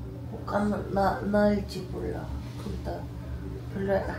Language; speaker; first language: Korean; non-native, learner; Ukrainian